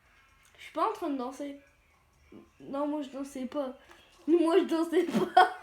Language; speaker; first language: French; native; French